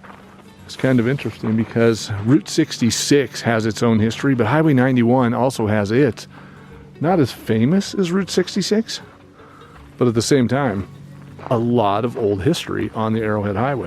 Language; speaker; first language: English; native; English